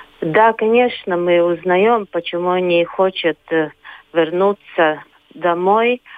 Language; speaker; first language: Russian; non-native, local second language; Latvian